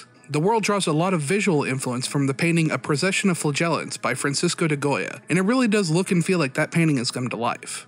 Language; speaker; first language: English; native; English